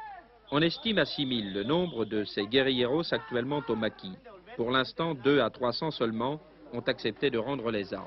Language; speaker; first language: French; native; French